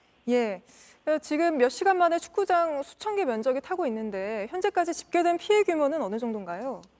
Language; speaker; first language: Korean; native; Korean